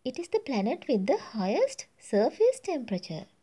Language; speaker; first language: English; non-native, local second language; Sinhala